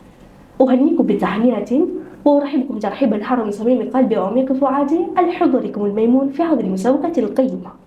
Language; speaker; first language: Arabic; non-native, learner; Indonesian